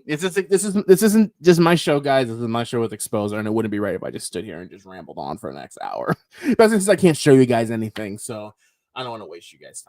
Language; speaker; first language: English; native; English